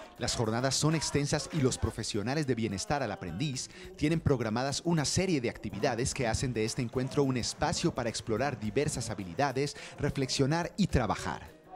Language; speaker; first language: Spanish; native; Spanish